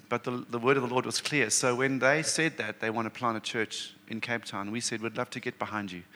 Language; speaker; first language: English; native; English